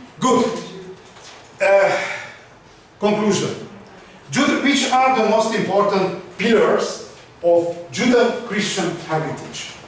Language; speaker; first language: English; non-native, learner; Hungarian